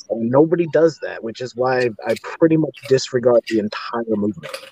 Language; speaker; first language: English; native; English